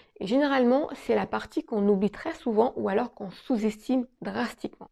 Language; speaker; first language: French; native; French